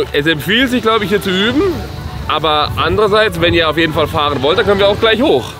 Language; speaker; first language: German; native; German